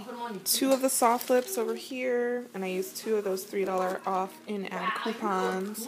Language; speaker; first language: English; native; English